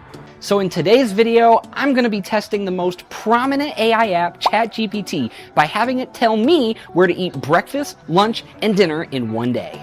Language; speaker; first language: English; native; English